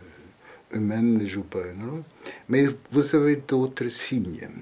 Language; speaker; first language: French; non-native, fluent; German